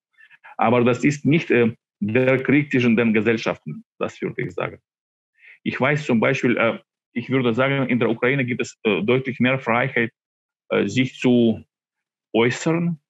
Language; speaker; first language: German; non-native, fluent; Ukrainian